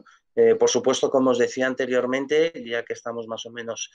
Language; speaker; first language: Spanish; native; Spanish